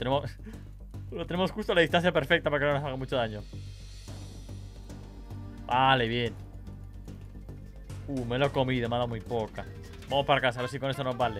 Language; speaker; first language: Spanish; native; Spanish